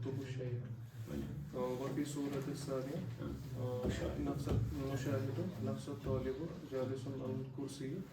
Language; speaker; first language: Arabic; non-native, learner; Urdu